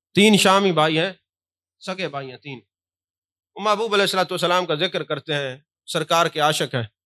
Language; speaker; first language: Urdu; non-native, local second language; Punjabi